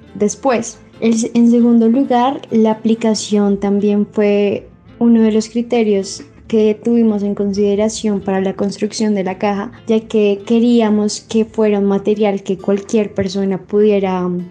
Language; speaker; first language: Spanish; native; Spanish